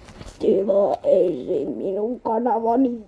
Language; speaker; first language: Finnish; non-native, learner; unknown